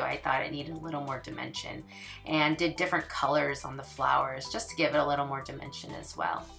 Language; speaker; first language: English; native; English